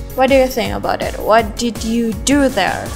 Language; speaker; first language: English; non-native, fluent; Indonesian